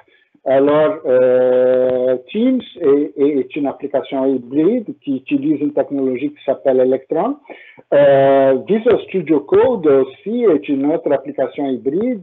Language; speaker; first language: French; non-native, fluent; Portuguese